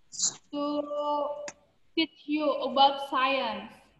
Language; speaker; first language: English; non-native, learner; Indonesian